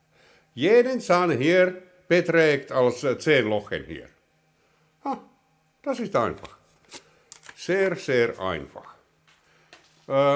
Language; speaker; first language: German; non-native, learner; Finnish